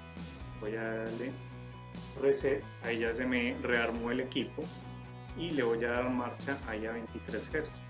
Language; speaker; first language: Spanish; native; Spanish